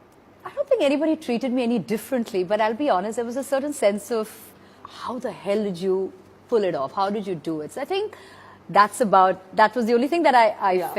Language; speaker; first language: English; non-native, local second language; Hindi